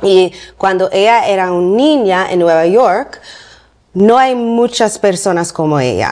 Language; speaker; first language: Spanish; non-native, learner; English